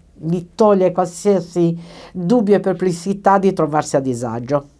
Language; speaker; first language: Italian; native; Italian